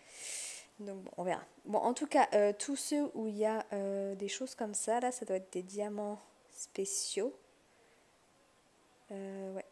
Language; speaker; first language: French; native; French